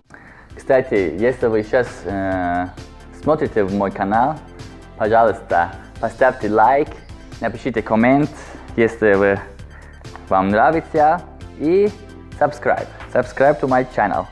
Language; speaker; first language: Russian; non-native, learner; Azerbaijani